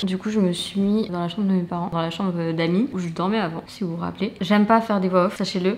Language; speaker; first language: French; native; French